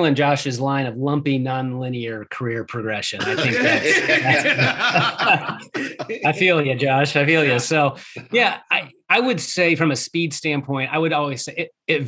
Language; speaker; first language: English; native; English